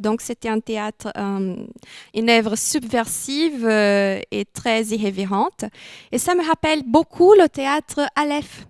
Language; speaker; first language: French; non-native, fluent; Portuguese